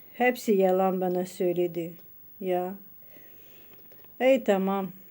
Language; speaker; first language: Turkish; non-native, learner; Russian